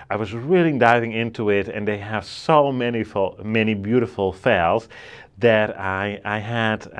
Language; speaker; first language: English; non-native, fluent; Dutch